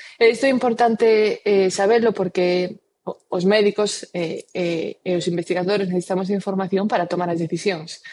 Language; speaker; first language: Galician; non-native, local second language; Spanish